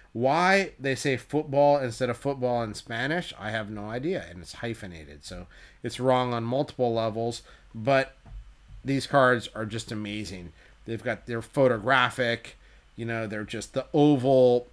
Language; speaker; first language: English; native; English